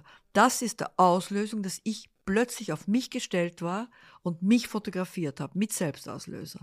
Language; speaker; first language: German; early bilingual, other home language; Dutch